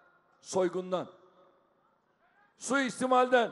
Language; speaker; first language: Turkish; native; Turkish